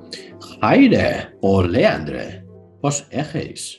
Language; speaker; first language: Greek; non-native, learner; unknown